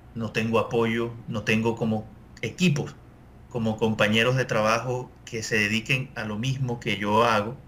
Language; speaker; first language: Spanish; native; Spanish